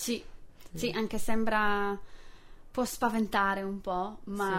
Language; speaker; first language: Italian; non-native, fluent; English